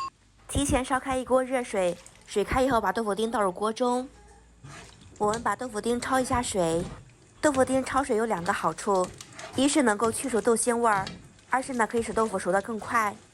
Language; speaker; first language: Chinese; native; Chinese